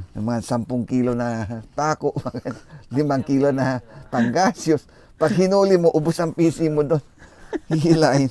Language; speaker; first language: Filipino; non-native, local second language; Iloko